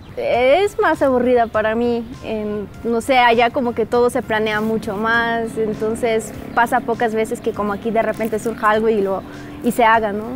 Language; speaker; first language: Spanish; non-native, fluent; Bulgarian